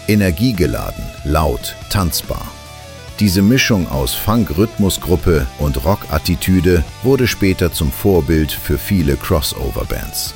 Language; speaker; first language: German; native; German